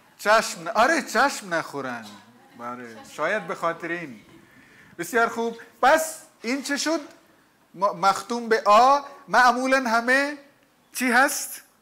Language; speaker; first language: Persian; non-native, fluent; Hindi